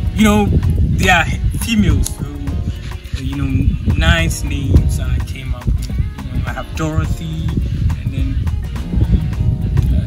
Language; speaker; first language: English; non-native, local second language; Akan